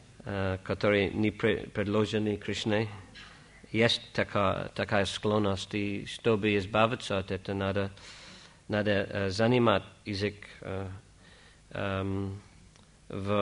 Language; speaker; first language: Russian; non-native, fluent; English